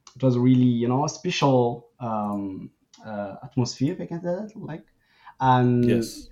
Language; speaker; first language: English; non-native, fluent; Arabic